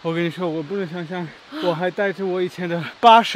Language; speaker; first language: Chinese; non-native, fluent; German